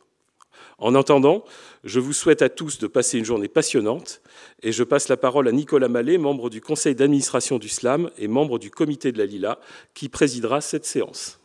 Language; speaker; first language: French; native; French